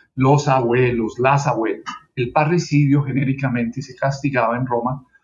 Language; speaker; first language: Spanish; native; Spanish